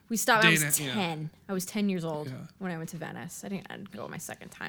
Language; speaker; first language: English; native; English